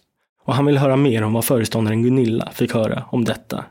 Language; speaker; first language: Swedish; native; Swedish